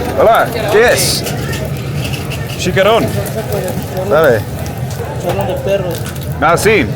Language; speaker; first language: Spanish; non-native, learner; English